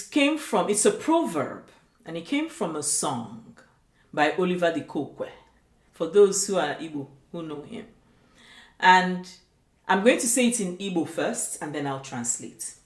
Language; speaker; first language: English; non-native, local second language; Igbo